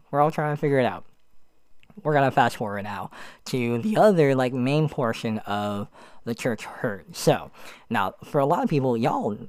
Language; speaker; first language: English; native; English